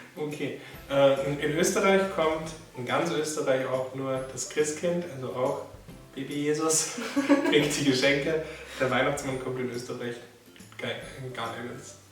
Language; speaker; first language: German; native; German